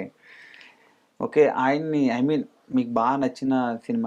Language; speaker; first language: Telugu; native; Telugu